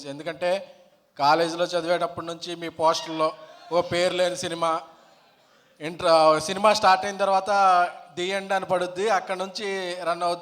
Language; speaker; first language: Telugu; native; Telugu